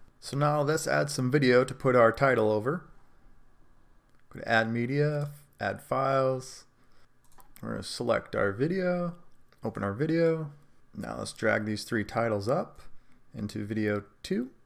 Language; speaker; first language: English; native; English